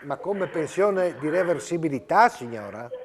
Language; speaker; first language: Italian; native; Italian